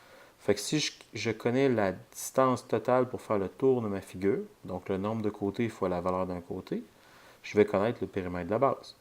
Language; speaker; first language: French; native; French